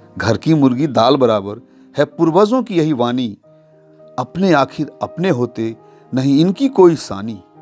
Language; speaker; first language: Hindi; native; Hindi